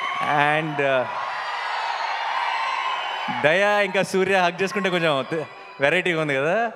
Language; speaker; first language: Telugu; native; Telugu